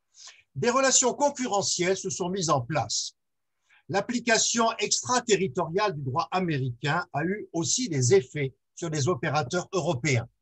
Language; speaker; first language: French; native; French